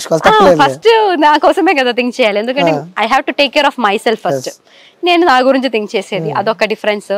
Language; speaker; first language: Telugu; non-native, fluent; Malayalam